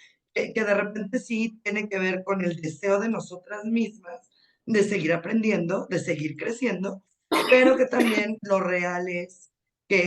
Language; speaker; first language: Spanish; native; Spanish